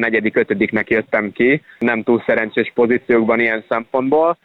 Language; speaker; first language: Hungarian; native; Hungarian